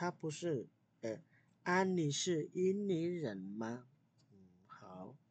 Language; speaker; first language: Chinese; non-native, fluent; Indonesian